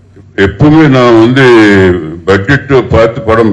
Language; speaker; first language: Tamil; non-native, learner; Telugu